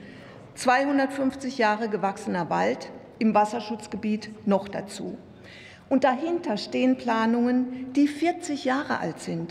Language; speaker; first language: German; native; German